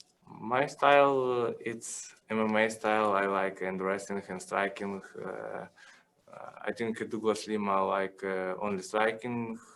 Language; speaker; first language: English; non-native, learner; Russian